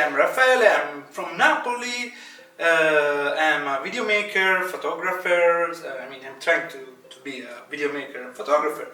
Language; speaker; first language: English; non-native, fluent; Italian